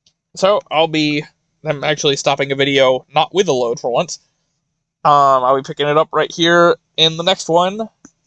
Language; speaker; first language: English; native; English